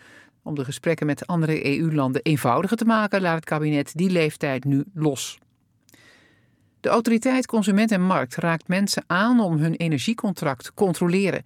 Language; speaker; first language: Dutch; native; Dutch